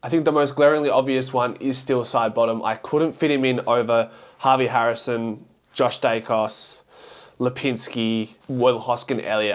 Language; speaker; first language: English; native; English